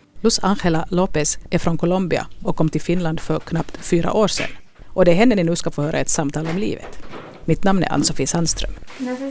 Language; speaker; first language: Swedish; native; Swedish